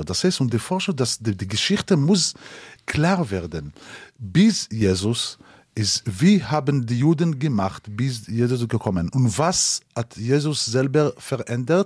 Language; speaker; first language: German; non-native, learner; Hebrew